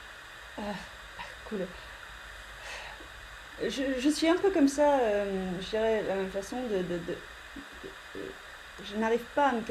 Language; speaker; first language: French; early bilingual, heritage; English